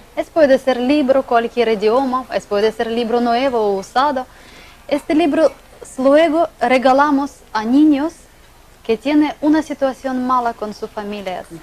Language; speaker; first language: Spanish; non-native, learner; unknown